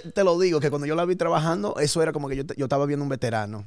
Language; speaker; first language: Spanish; early bilingual, heritage; Spanish